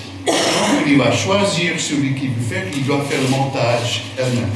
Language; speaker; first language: French; non-native, fluent; English